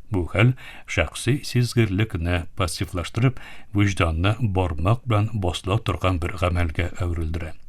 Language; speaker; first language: Tatar; early bilingual, heritage; Tatar